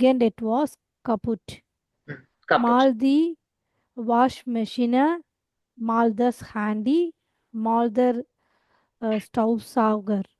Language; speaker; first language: German; non-native, learner; Tamil